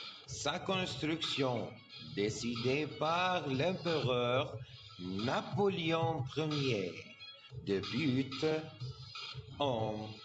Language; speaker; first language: French; non-native, learner; Arabic